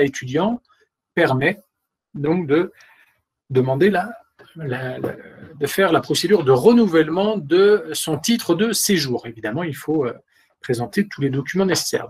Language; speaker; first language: French; native; French